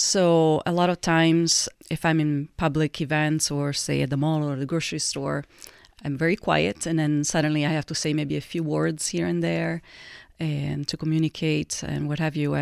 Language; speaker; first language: English; non-native, fluent; Italian